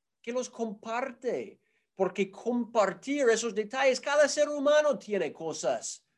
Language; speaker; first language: Spanish; non-native, fluent; English